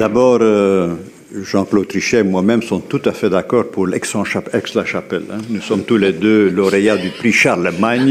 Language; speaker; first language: French; native; French